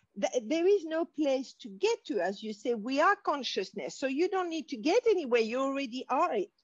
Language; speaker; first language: English; non-native, fluent; French